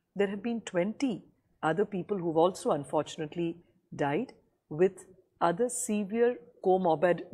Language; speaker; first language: English; non-native, local second language; Gujarati